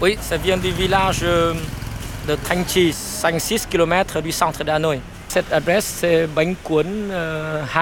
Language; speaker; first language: French; non-native, fluent; Vietnamese